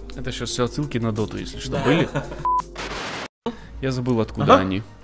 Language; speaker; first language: Russian; native; Russian